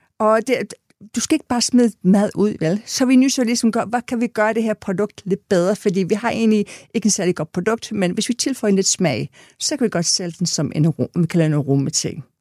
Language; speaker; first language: Danish; non-native, fluent; English